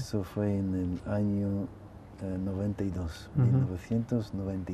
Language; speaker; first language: Spanish; non-native, fluent; English